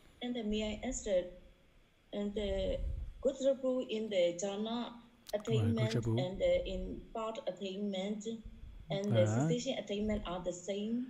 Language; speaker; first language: English; non-native, learner; Vietnamese